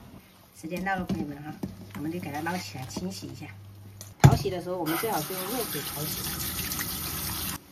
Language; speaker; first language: Chinese; native; Chinese